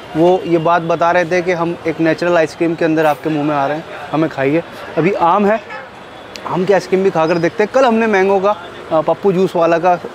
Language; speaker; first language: Hindi; native; Hindi